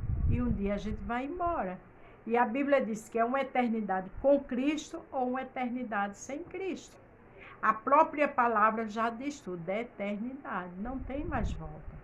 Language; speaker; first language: Portuguese; native; Portuguese